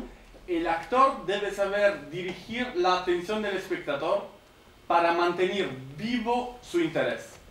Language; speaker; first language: Spanish; non-native, fluent; Italian